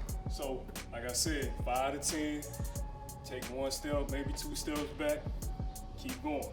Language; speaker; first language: English; native; English